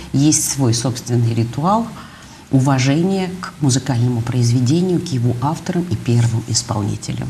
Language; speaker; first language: Russian; native; Russian